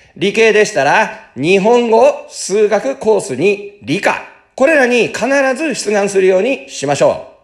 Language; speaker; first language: Japanese; native; Japanese